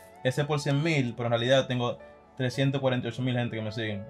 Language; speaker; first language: Spanish; early bilingual, other home language; English